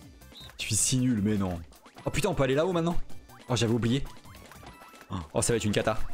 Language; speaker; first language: French; native; French